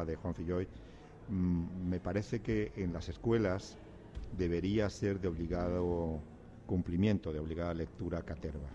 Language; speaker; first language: Spanish; native; Spanish